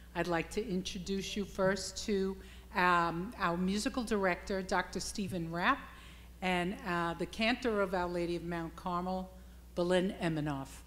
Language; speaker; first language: English; native; English